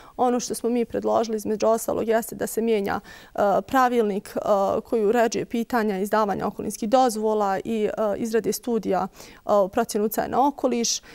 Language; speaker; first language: Croatian; native; Croatian